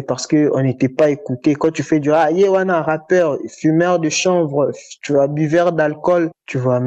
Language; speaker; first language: French; non-native, local second language; Lingala